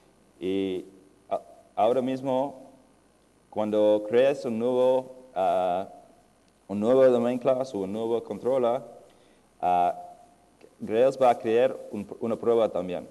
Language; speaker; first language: Spanish; non-native, fluent; English